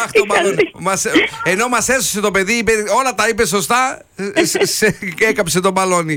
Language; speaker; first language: Greek; native; Greek